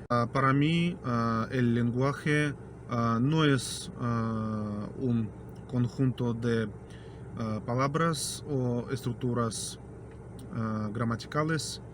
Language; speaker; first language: Spanish; non-native, fluent; Russian